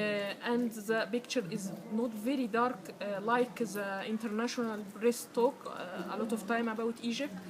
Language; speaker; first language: English; non-native, learner; Arabic